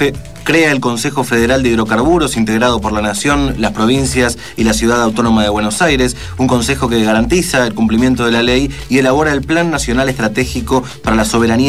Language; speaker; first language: Spanish; native; Spanish